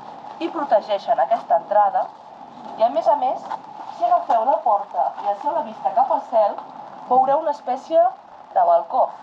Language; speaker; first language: Catalan; native; Catalan